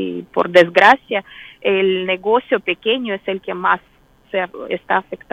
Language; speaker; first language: Spanish; non-native, fluent; Russian